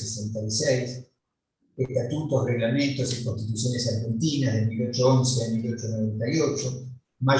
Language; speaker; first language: Spanish; native; Spanish